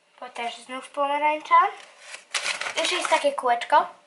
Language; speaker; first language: Polish; early bilingual, heritage; Polish